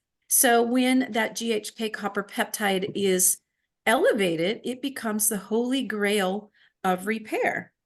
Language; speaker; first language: English; native; English